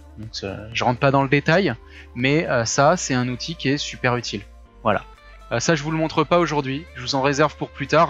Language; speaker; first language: French; native; French